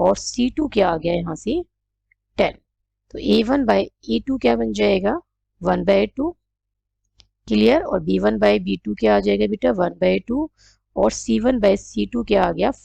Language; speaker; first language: Hindi; native; Hindi